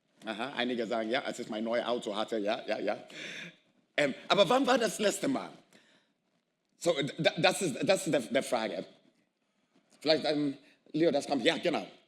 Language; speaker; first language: German; non-native, fluent; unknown